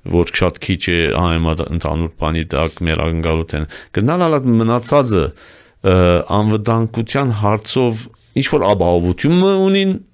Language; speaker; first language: Armenian; native; Armenian